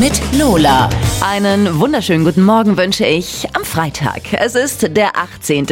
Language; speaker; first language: German; native; German